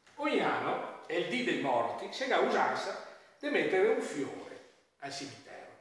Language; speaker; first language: Italian; native; Italian